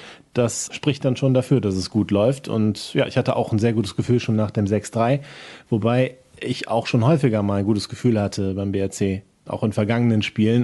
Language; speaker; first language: German; native; German